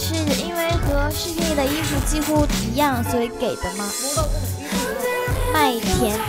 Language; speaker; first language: Chinese; non-native, learner; Korean